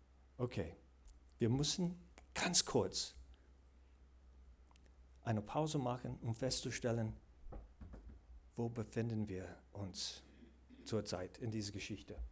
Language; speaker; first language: German; non-native, fluent; English